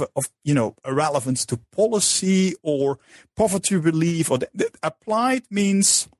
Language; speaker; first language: English; non-native, fluent; Dutch